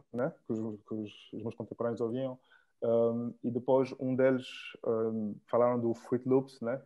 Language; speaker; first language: Portuguese; early bilingual, heritage; Portuguese